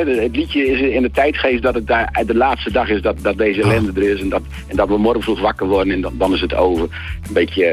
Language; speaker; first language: Dutch; native; Dutch